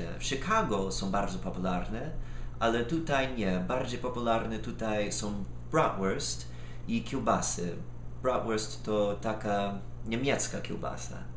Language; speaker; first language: Polish; non-native, fluent; English